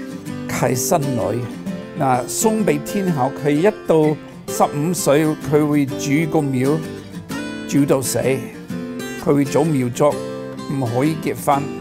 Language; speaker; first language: Chinese; non-native, fluent; English